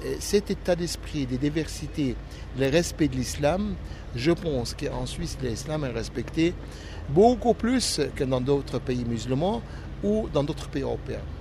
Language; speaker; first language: French; non-native, fluent; Arabic